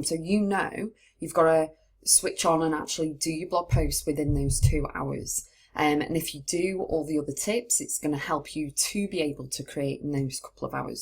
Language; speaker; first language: English; native; English